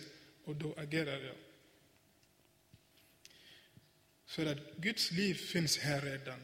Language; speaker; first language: Swedish; non-native, fluent; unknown